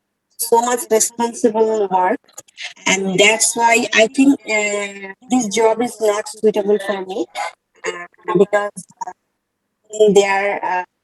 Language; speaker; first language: English; non-native, learner; Bangla